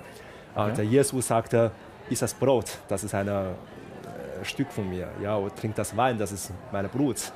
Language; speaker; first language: German; non-native, fluent; Chinese